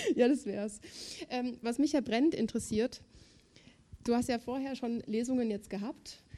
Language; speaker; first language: German; native; German